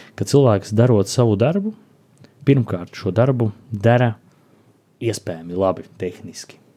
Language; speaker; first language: Latvian; native; Latvian